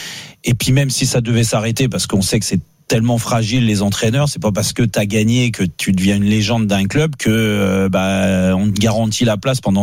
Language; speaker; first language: French; native; French